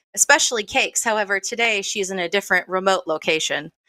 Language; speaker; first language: English; native; English